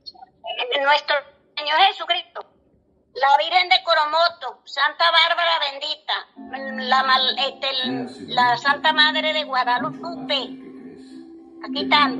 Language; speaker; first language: Spanish; native; Spanish